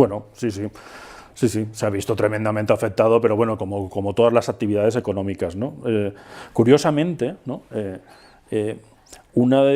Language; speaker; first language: Spanish; native; Spanish